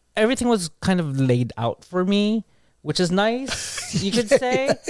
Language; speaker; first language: English; native; English